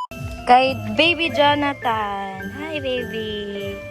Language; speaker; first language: Filipino; native; Filipino